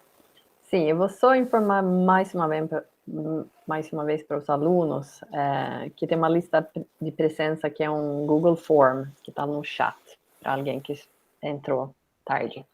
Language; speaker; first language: Portuguese; non-native, fluent; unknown